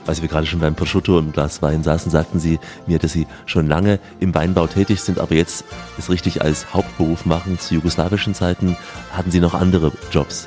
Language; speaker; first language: German; native; German